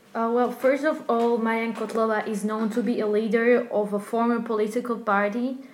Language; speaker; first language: English; non-native, fluent; Slovak